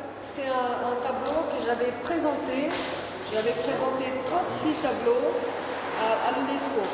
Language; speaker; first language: French; non-native, fluent; Portuguese